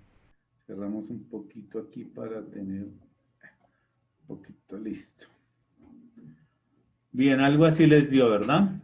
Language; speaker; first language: Spanish; native; Spanish